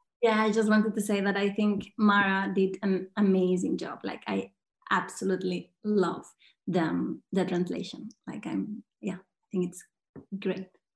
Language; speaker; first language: English; non-native, fluent; Catalan